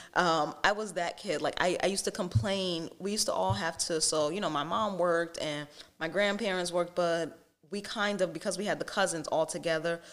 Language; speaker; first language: English; native; English